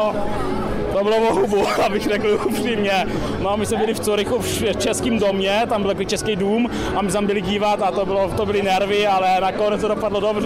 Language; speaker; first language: Czech; early bilingual, heritage; Czech